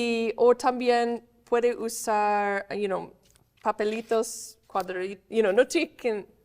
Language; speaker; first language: Spanish; non-native, fluent; English